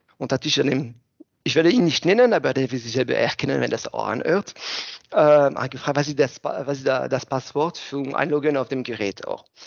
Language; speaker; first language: German; non-native, fluent; French